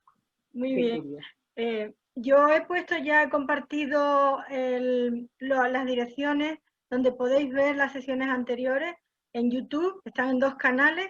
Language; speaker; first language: Spanish; native; Spanish